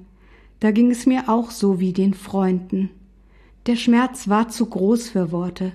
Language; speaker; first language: German; native; German